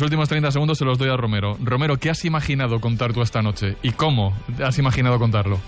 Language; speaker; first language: Spanish; native; Spanish